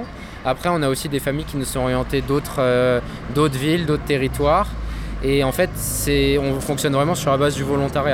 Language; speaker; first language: French; native; French